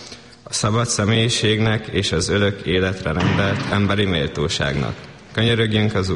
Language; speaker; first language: Hungarian; native; Hungarian